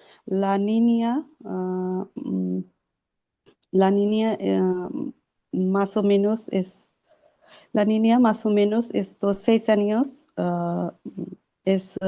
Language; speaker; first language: Spanish; non-native, learner; Urdu